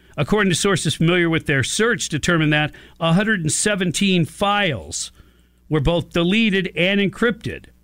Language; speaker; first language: English; native; English